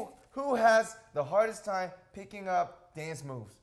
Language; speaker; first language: English; non-native, fluent; Korean